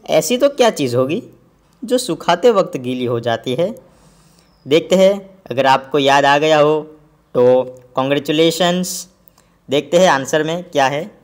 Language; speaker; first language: Hindi; non-native, local second language; Gujarati